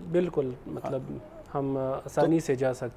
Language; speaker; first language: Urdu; non-native, fluent; Pashto